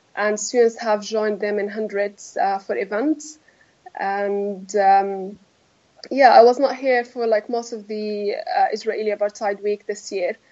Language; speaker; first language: English; non-native, fluent; Arabic